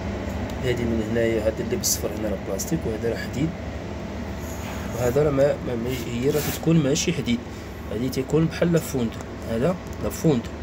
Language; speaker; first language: Arabic; native; Arabic